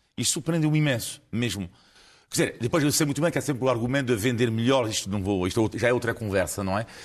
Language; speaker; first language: Portuguese; non-native, fluent; French